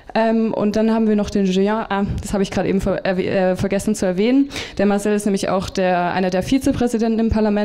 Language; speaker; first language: German; native; German